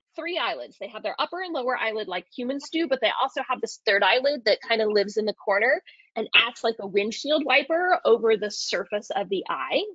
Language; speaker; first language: English; native; English